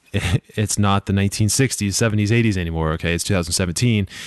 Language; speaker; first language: English; native; English